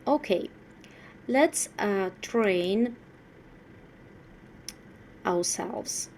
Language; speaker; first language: English; non-native, fluent; Russian